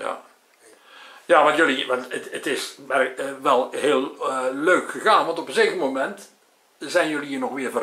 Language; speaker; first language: Dutch; native; Dutch